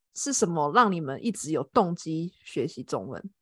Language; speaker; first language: Chinese; native; Chinese